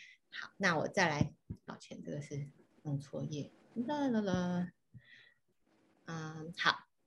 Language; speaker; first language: Chinese; native; Chinese